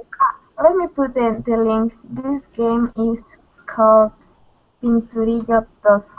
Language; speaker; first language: English; non-native, learner; Spanish